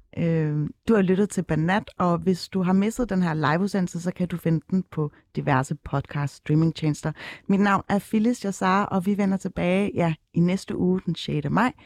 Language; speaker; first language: Danish; early bilingual, other home language; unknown